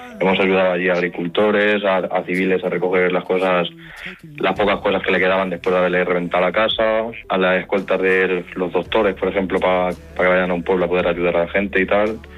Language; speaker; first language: Spanish; native; Spanish